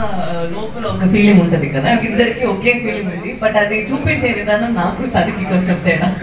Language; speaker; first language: Telugu; non-native, local second language; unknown